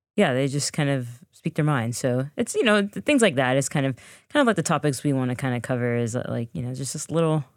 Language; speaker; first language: English; native; English